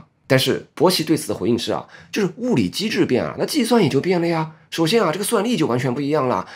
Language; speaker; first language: Chinese; native; Chinese